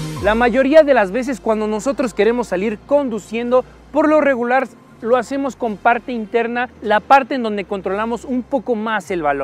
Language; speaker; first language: Spanish; native; Spanish